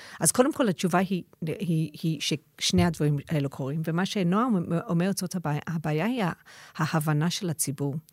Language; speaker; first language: Hebrew; non-native, fluent; English